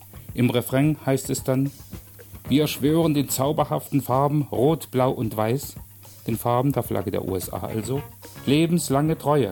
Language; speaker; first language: German; native; German